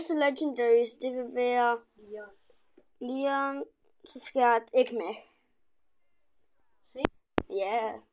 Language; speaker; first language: Danish; early bilingual, other home language; Polish